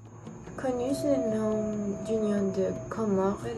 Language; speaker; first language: French; non-native, learner; Spanish